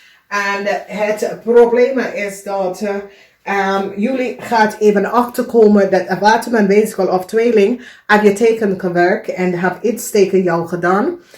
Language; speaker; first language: Dutch; non-native, learner; English